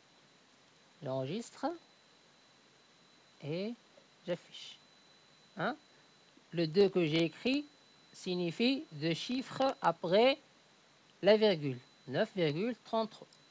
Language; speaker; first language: French; native; French